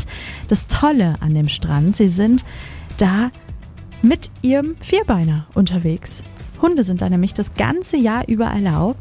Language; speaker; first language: German; native; German